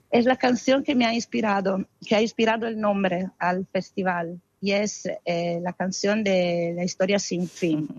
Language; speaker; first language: Spanish; non-native, fluent; Italian